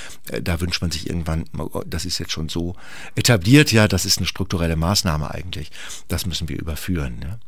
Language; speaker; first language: German; native; German